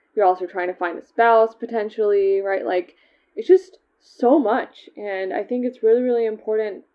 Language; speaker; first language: English; native; English